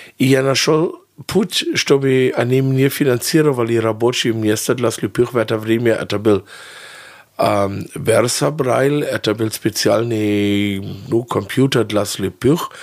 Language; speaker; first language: Russian; non-native, fluent; German